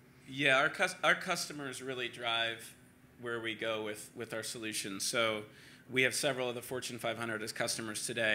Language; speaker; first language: English; native; English